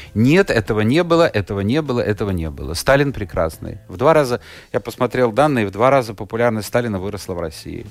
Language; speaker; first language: Russian; native; Russian